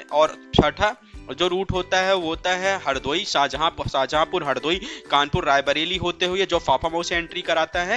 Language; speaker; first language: Hindi; native; Hindi